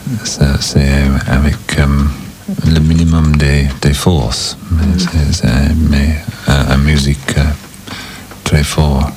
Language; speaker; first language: French; non-native, learner; English